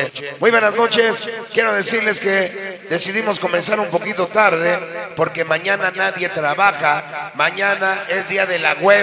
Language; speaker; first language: Spanish; native; Spanish